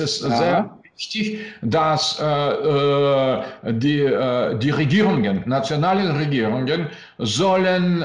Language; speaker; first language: German; non-native, learner; Russian